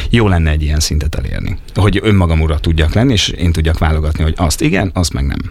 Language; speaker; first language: Hungarian; native; Hungarian